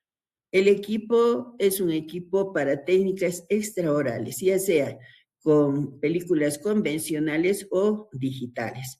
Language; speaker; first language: Spanish; native; Spanish